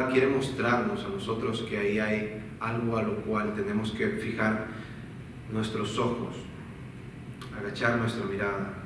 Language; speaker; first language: Spanish; native; Spanish